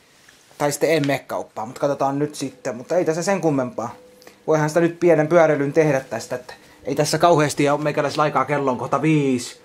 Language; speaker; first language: Finnish; native; Finnish